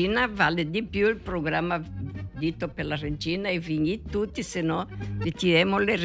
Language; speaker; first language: Italian; early bilingual, heritage; Portuguese